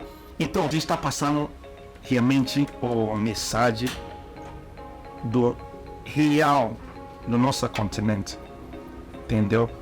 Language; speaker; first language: Portuguese; non-native, learner; Igbo